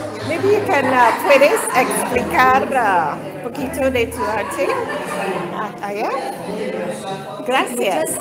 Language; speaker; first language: Spanish; non-native, learner; English